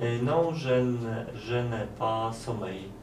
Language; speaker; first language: French; non-native, learner; Polish